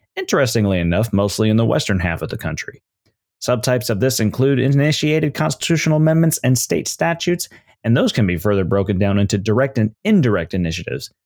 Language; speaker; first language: English; native; English